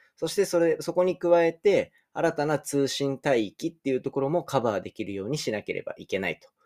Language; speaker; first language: Japanese; native; Japanese